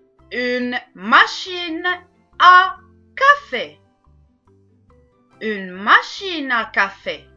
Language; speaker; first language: French; non-native, local second language; Arabic